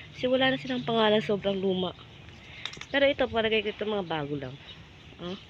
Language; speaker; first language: Filipino; native; Filipino